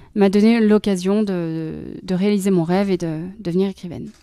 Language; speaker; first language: French; native; French